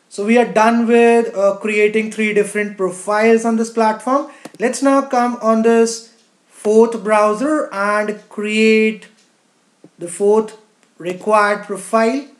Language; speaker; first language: English; non-native, local second language; Hindi